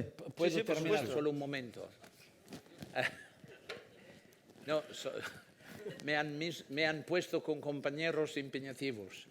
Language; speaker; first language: Spanish; non-native, fluent; Italian